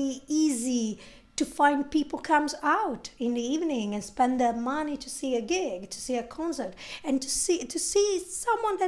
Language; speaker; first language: English; non-native, fluent; Italian